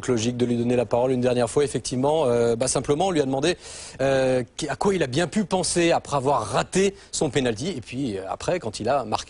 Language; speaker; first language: French; native; French